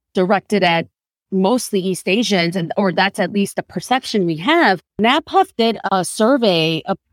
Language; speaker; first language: English; non-native, fluent; Korean